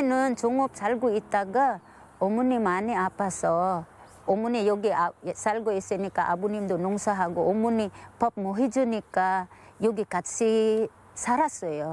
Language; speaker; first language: Korean; non-native, learner; Filipino